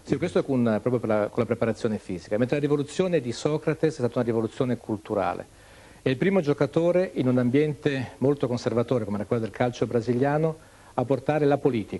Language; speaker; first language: Italian; native; Italian